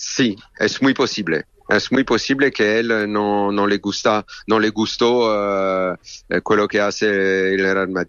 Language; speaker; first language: Spanish; non-native, learner; French